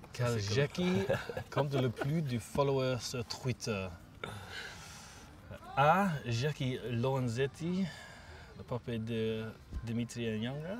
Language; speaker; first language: French; non-native, learner; English